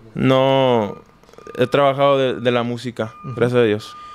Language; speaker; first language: Spanish; native; Spanish